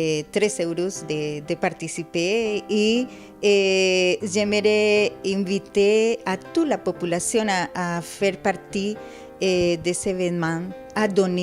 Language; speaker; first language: French; non-native, fluent; Spanish